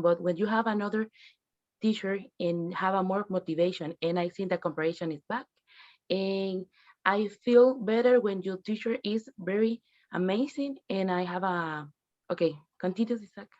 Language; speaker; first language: English; non-native, learner; Spanish